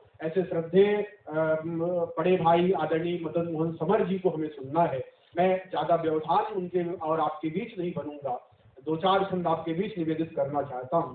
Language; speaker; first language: Hindi; native; Hindi